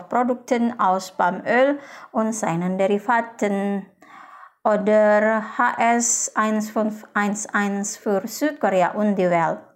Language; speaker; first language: German; non-native, fluent; Indonesian